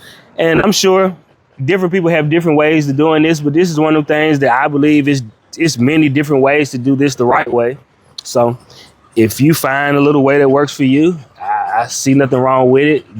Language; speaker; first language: English; native; English